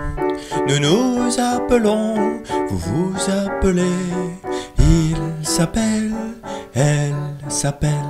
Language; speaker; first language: French; non-native, learner; Arabic